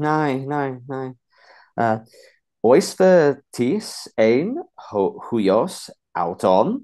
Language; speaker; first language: Greek; non-native, fluent; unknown